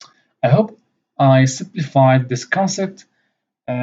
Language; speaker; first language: English; non-native, fluent; Arabic